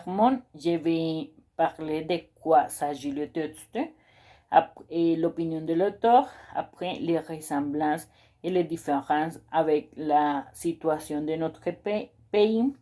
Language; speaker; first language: French; non-native, learner; Spanish